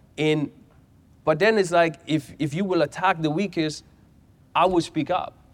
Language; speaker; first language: English; non-native, fluent; German